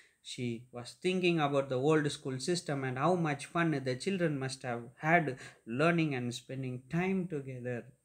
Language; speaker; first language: English; non-native, local second language; Tamil